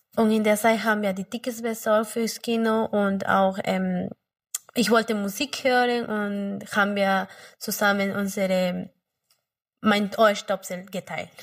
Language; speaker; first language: German; non-native, fluent; Spanish